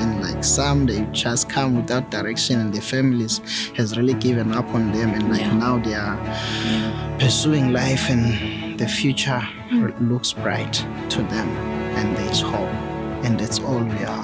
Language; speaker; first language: English; non-native, local second language; Swati